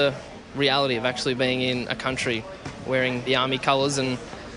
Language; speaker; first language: English; native; English